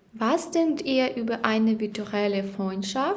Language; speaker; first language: German; non-native, fluent; Ukrainian